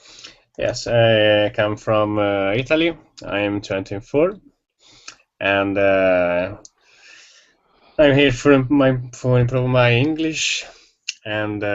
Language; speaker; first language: English; non-native, learner; Italian